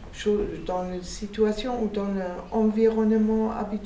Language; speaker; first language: French; non-native, fluent; German